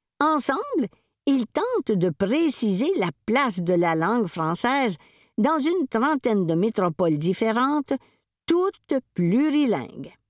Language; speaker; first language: French; native; French